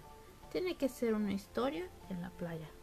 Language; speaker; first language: Spanish; early bilingual, heritage; Spanish